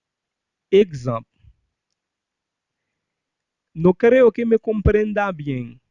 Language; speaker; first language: Spanish; non-native, fluent; Haitian Creole